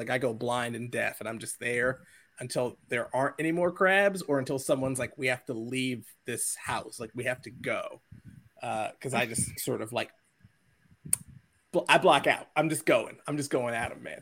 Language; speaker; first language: English; native; English